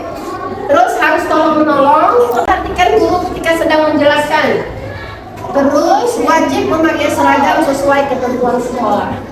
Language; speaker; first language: Indonesian; native; Indonesian